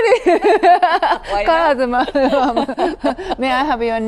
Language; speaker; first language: English; non-native, learner; Japanese